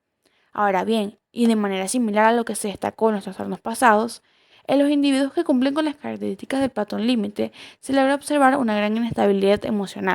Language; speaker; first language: Spanish; native; Spanish